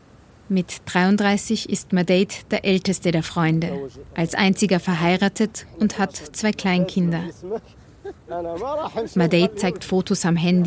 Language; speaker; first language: German; native; German